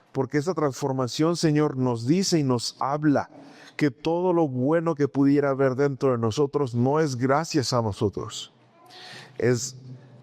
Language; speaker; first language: Spanish; native; Spanish